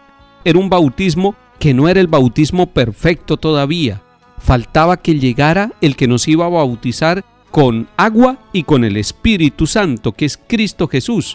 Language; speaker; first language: Spanish; native; Spanish